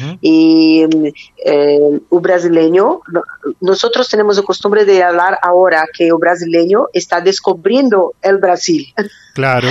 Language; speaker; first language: Spanish; non-native, learner; Portuguese